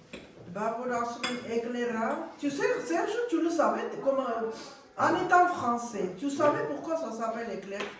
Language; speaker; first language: French; non-native, fluent; Armenian